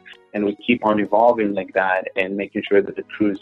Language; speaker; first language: English; non-native, fluent; Hebrew